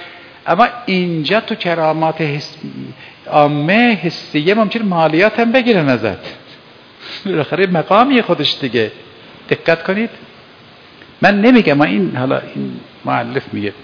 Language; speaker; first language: Persian; native; Persian